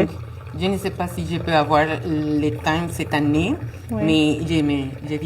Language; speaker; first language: French; non-native, fluent; Spanish